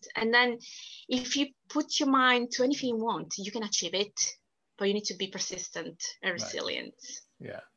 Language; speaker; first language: English; non-native, fluent; Italian